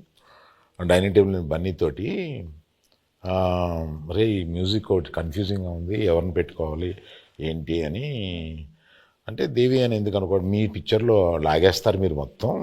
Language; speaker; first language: Telugu; native; Telugu